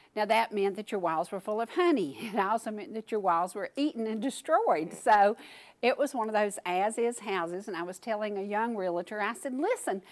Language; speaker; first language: English; native; English